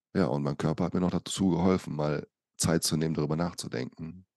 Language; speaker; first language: German; early bilingual, other home language; Portuguese